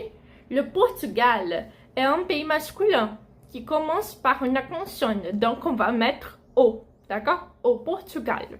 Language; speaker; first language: French; non-native, fluent; Portuguese